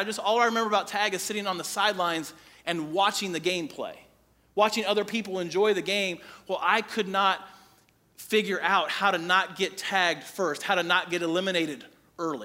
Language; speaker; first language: English; native; English